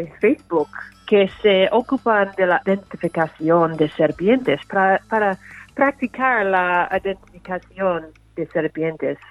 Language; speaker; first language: Spanish; non-native, learner; English